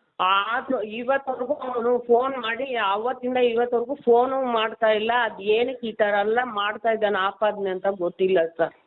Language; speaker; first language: Kannada; native; Kannada